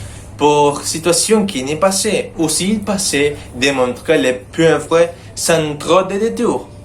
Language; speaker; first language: French; non-native, learner; Spanish